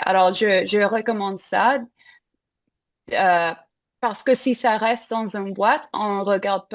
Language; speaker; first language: French; non-native, fluent; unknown